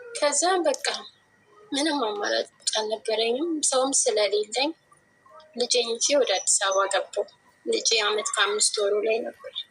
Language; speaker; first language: Amharic; native; Amharic